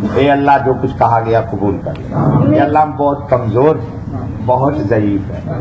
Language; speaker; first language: Urdu; native; Urdu